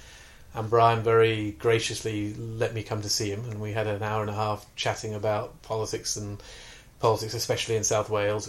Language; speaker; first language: English; native; English